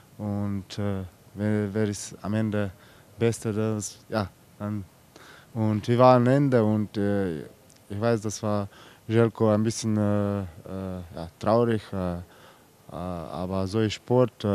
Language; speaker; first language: German; non-native, fluent; Slovenian